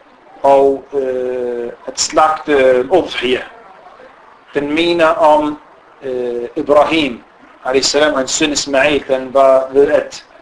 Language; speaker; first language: Danish; non-native, fluent; Arabic